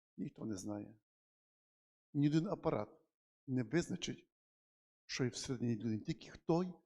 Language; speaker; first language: Ukrainian; native; Ukrainian